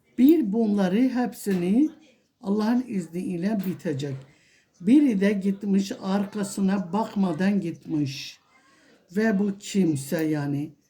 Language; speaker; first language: Turkish; non-native, local second language; Kurdish